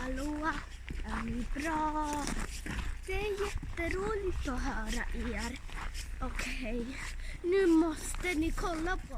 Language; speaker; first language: Swedish; early bilingual, other home language; Somali